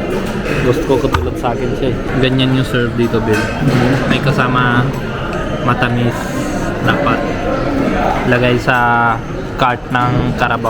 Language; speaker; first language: Filipino; non-native, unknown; Punjabi